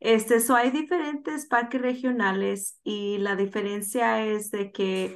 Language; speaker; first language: Spanish; early bilingual, heritage; Spanish